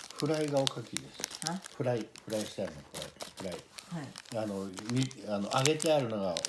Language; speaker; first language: Japanese; native; Japanese